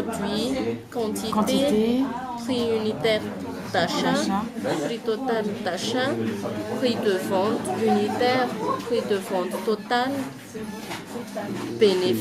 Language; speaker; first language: French; non-native, local second language; Malagasy